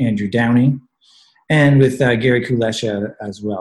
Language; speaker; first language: English; native; English